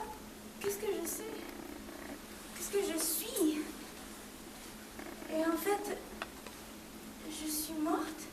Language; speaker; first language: French; non-native, learner; Spanish